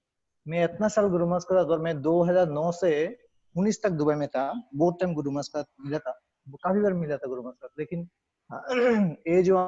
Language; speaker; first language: Hindi; non-native, learner; Bangla